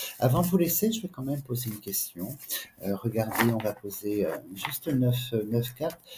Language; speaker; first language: French; native; French